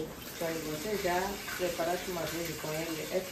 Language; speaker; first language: Portuguese; non-native, local second language; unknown